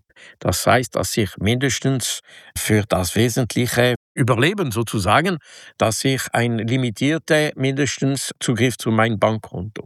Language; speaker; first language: German; non-native, local second language; French